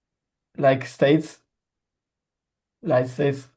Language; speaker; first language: English; non-native, learner; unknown